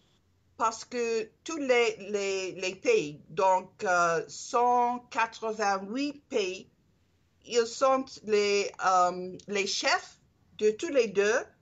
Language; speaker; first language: French; non-native, learner; English